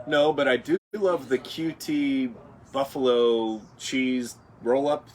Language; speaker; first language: English; native; English